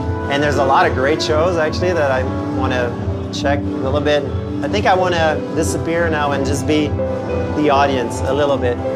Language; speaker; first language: English; non-native, local second language; French